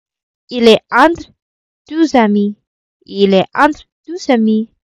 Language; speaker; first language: French; non-native, local second language; Filipino